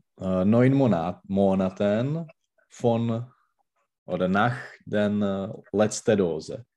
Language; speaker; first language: German; non-native, learner; Czech